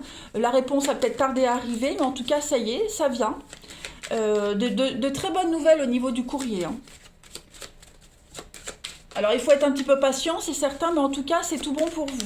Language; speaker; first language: French; native; French